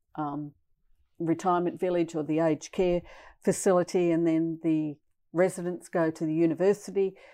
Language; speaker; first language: English; native; English